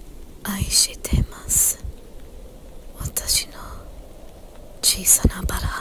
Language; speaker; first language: Japanese; non-native, learner; English